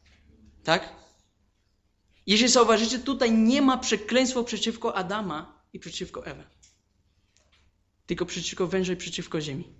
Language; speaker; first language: Polish; non-native, fluent; Spanish